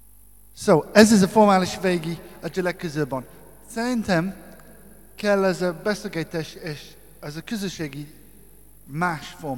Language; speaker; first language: Hungarian; non-native, learner; English